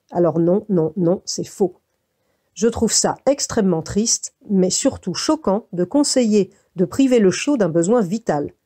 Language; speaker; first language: French; native; French